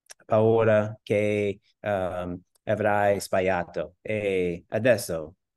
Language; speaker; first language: Italian; non-native, learner; English